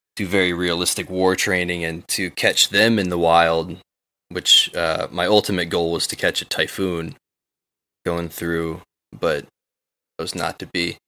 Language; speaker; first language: English; native; English